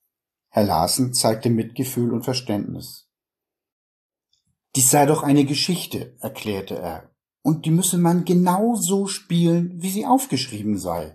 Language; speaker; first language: German; native; German